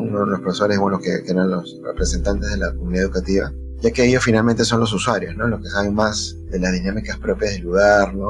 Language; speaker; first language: Spanish; native; Spanish